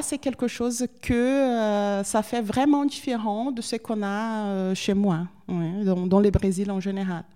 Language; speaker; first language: French; non-native, fluent; Portuguese